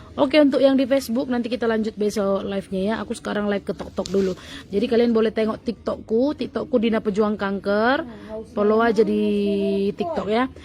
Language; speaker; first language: Indonesian; native; Indonesian